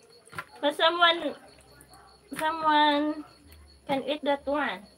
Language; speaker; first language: English; non-native, local second language; Cebuano